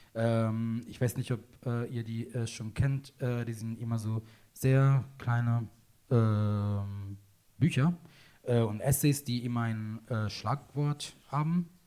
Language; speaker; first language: German; non-native, fluent; Italian